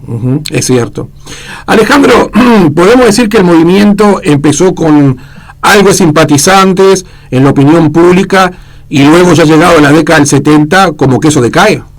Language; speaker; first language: Spanish; native; Spanish